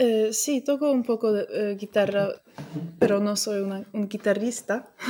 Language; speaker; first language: Spanish; non-native, fluent; English